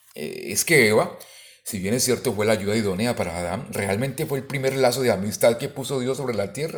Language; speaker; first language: Spanish; native; Spanish